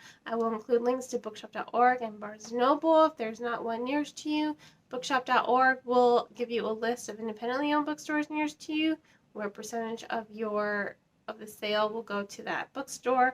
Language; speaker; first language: English; native; English